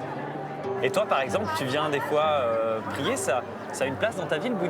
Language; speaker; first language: French; native; French